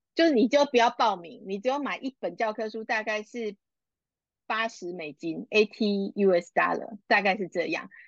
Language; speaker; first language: Chinese; native; Chinese